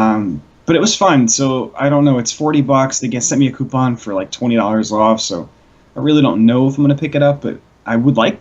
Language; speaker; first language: English; native; English